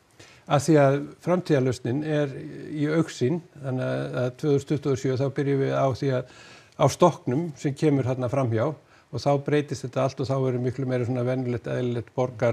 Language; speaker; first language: Icelandic; native; Icelandic